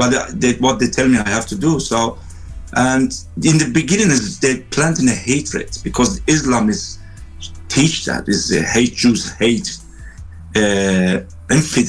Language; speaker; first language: English; non-native, fluent; Persian